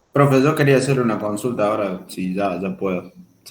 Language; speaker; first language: Spanish; native; Spanish